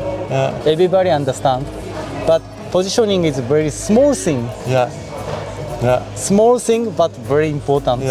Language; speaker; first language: English; non-native, learner; Japanese